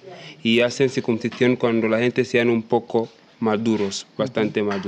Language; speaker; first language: Spanish; non-native, learner; Masai